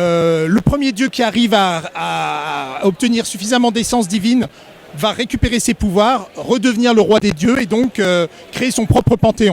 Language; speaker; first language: French; native; French